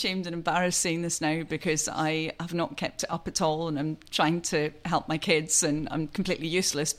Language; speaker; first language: English; native; English